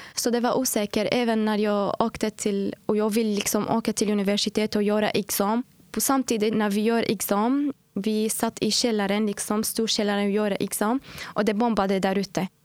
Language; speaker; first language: Swedish; non-native, fluent; Arabic